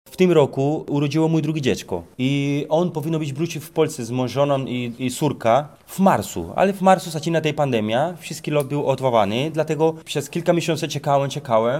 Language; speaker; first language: Polish; non-native, learner; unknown